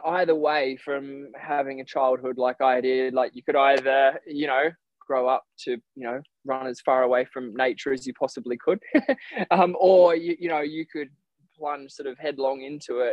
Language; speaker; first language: English; native; English